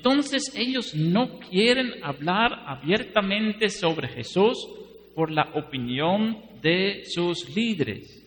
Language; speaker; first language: Spanish; non-native, fluent; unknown